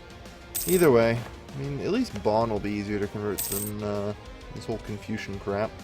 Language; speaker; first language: English; native; English